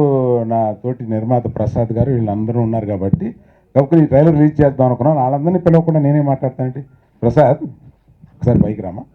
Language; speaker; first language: Telugu; native; Telugu